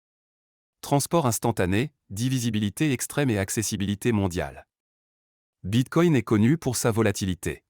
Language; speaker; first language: French; native; French